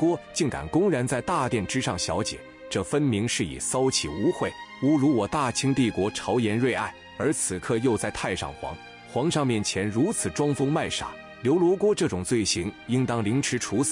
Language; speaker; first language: Chinese; native; Chinese